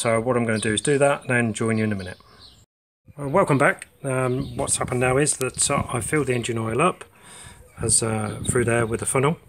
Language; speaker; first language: English; native; English